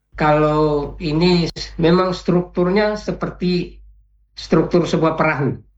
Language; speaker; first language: Indonesian; non-native, local second language; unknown